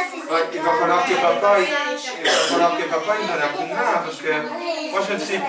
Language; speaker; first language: French; native; French